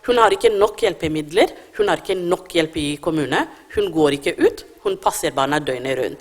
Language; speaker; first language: Norwegian; non-native, fluent; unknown